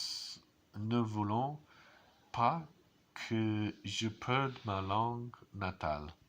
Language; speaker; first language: French; non-native, learner; English